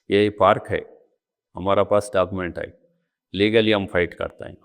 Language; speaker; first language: Hindi; non-native, local second language; Telugu